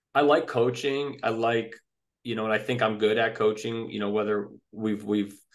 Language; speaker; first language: English; native; English